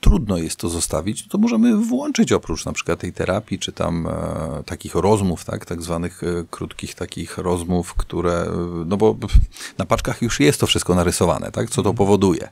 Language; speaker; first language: Polish; native; Polish